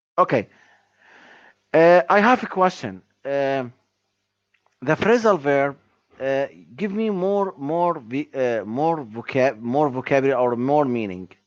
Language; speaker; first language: English; non-native, learner; Arabic